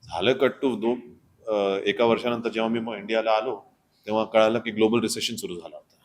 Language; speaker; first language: Marathi; non-native, fluent; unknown